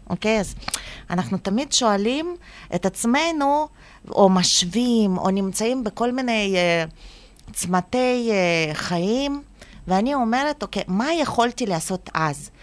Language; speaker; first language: Hebrew; non-native, fluent; Russian